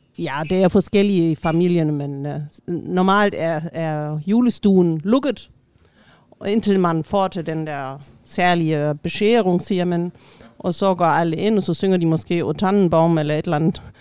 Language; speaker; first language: Danish; non-native, fluent; German